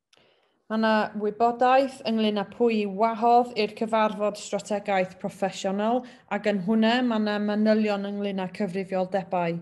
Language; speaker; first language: Welsh; native; Welsh